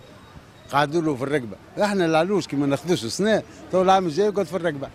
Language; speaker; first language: Arabic; native; Arabic